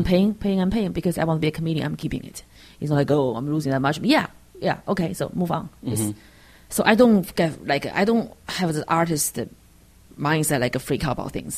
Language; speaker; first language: English; non-native, fluent; Chinese